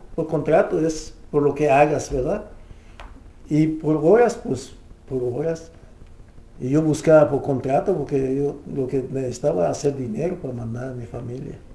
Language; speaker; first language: Spanish; native; Spanish